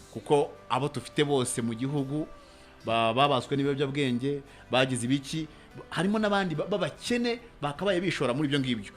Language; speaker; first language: Kinyarwanda; native; Kinyarwanda